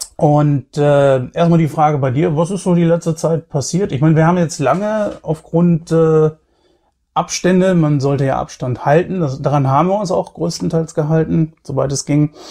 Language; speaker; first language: German; native; German